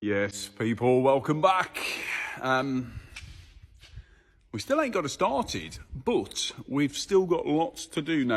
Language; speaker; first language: English; native; English